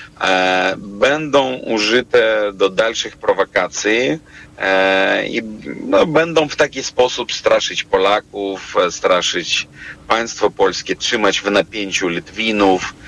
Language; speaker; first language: Polish; non-native, fluent; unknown